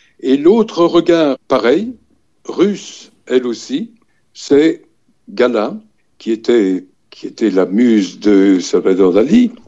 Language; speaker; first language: French; native; French